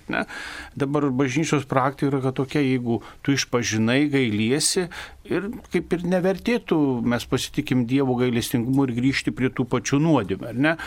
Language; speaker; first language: Lithuanian; native; Lithuanian